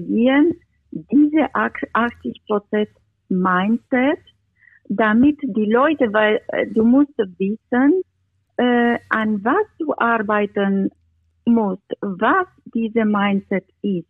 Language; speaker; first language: German; non-native, fluent; Romanian